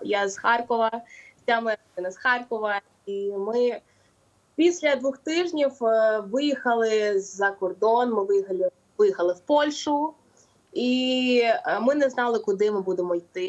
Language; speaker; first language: Ukrainian; non-native, local second language; Russian